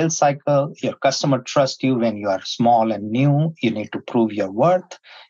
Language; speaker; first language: English; non-native, local second language; Hindi